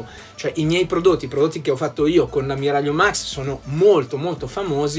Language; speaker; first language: Italian; native; Italian